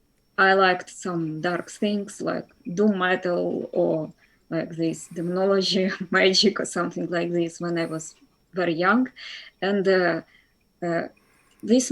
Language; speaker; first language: English; non-native, fluent; Russian